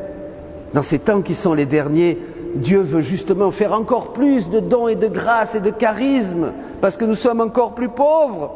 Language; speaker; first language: French; native; French